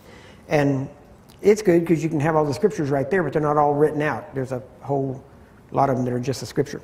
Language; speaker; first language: English; native; English